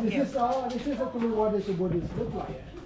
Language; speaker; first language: English; non-native, learner; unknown